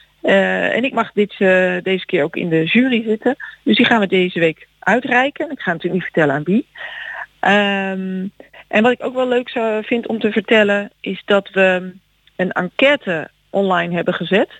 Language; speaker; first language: Dutch; native; Dutch